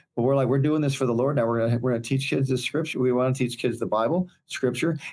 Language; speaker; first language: English; native; English